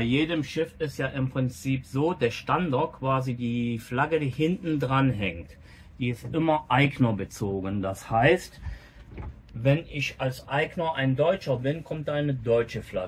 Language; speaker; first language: German; native; German